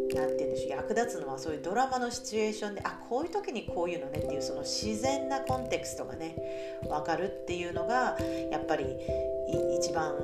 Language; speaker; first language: Japanese; early bilingual, other home language; Chinese